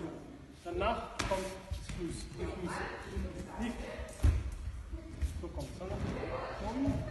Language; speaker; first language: German; non-native, learner; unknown